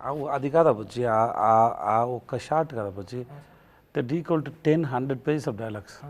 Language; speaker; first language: Telugu; non-native, learner; Tamil